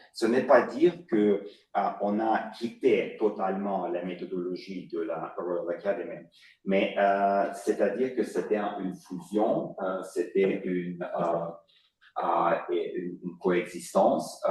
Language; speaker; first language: French; non-native, fluent; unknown